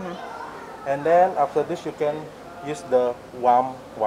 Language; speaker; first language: English; non-native, learner; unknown